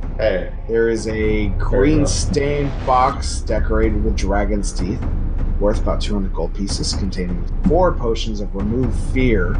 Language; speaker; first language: English; native; English